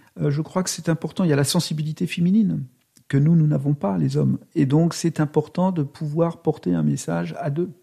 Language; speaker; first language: French; native; French